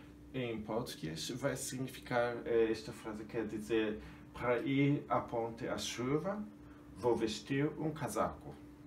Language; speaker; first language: Portuguese; non-native, fluent; Japanese